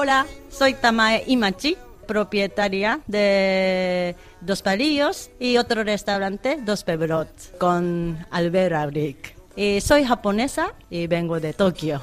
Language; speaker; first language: Spanish; non-native, fluent; Japanese